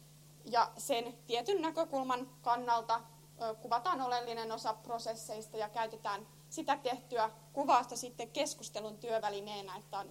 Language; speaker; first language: Finnish; native; Finnish